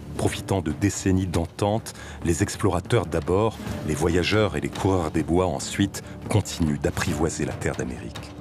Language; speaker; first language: French; native; French